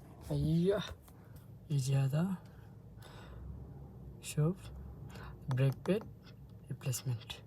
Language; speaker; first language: Arabic; non-native, learner; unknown